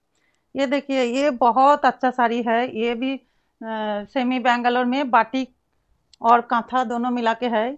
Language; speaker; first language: Hindi; non-native, local second language; Bangla